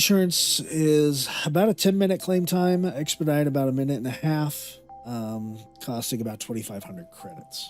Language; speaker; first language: English; native; English